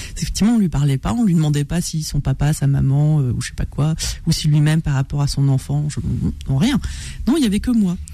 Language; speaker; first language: French; native; French